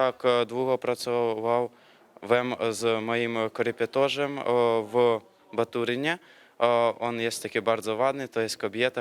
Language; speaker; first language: Polish; non-native, learner; Ukrainian